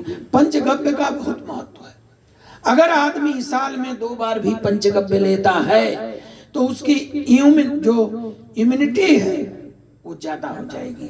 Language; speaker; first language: Hindi; native; Hindi